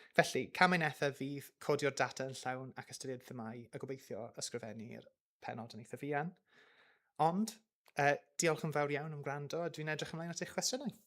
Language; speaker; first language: Welsh; non-native, local second language; English